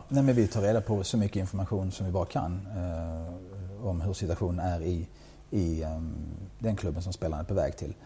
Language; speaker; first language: Swedish; native; Swedish